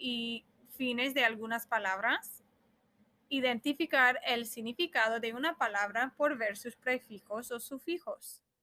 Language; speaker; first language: Spanish; non-native, fluent; English